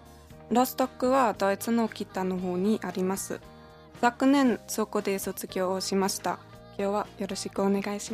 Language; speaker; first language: Japanese; non-native, learner; German